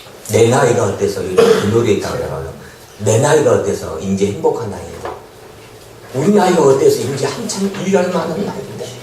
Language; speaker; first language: Korean; native; Korean